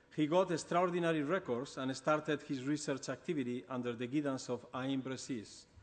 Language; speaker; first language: English; non-native, fluent; Basque